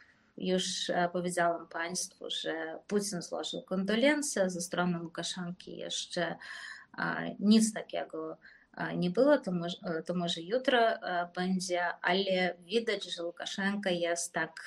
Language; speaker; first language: Polish; non-native, fluent; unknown